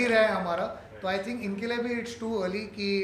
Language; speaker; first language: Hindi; native; Hindi